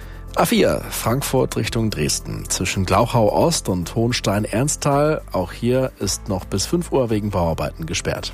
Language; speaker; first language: German; native; German